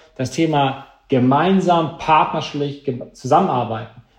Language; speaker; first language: German; native; German